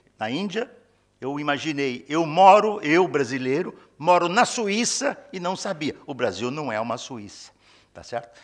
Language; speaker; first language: Portuguese; native; Portuguese